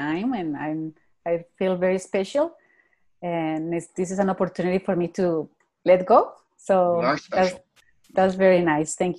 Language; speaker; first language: English; non-native, fluent; Spanish